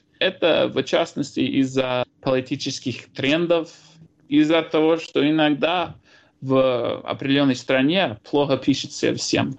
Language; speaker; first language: Russian; non-native, fluent; English